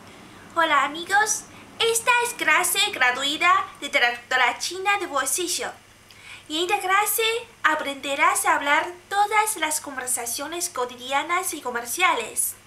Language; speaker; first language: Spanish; non-native, fluent; Chinese